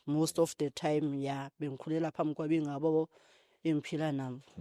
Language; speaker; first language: Zulu; non-native, local second language; Xhosa